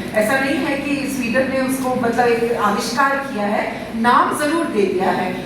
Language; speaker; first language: Hindi; native; Hindi